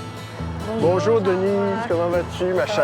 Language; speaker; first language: French; native; French